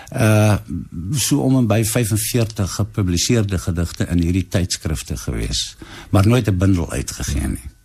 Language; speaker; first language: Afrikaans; native; Afrikaans